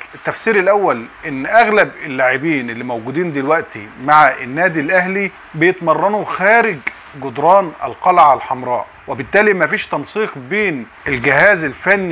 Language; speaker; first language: Arabic; native; Arabic